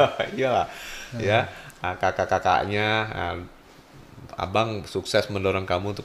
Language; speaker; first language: Indonesian; native; Indonesian